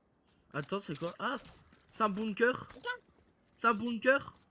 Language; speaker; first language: French; native; French